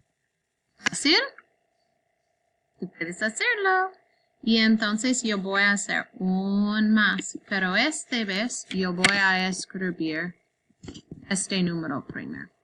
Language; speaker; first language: Spanish; non-native, learner; English